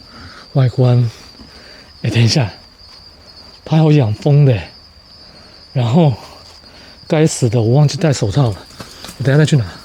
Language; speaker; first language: Chinese; native; Chinese